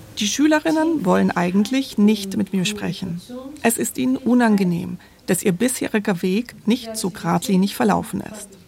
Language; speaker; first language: German; native; German